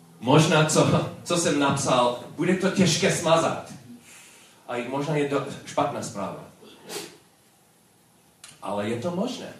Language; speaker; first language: Czech; non-native, learner; English